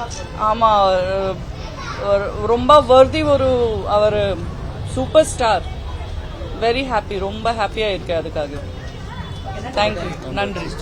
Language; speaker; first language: Tamil; non-native, fluent; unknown